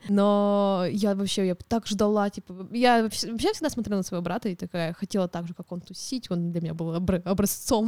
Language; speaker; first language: Russian; native; Russian